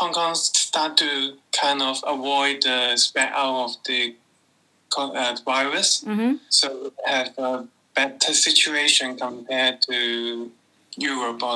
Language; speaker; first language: English; non-native, local second language; Cantonese